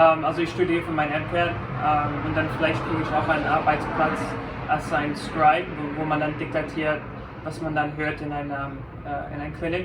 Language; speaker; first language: German; non-native, fluent; English